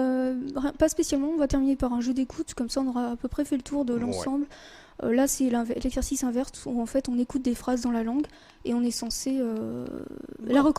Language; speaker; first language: French; native; French